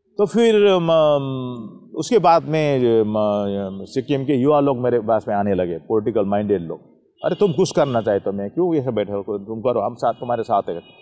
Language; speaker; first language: Hindi; non-native, local second language; Nepali